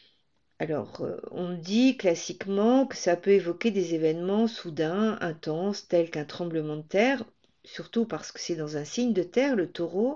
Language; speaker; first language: French; native; French